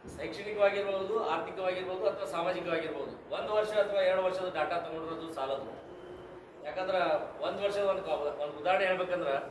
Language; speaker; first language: Kannada; non-native, local second language; Lambadi